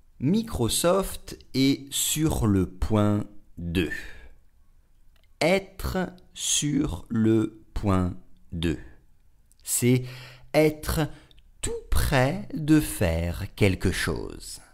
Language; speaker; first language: French; native; French